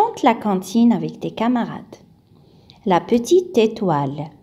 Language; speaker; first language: French; non-native, local second language; Arabic